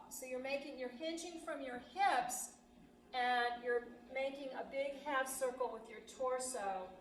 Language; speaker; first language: English; native; English